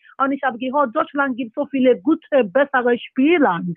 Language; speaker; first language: German; non-native, learner; Yoruba